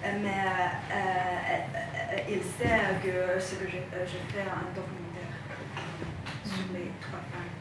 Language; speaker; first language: French; non-native, fluent; Chinese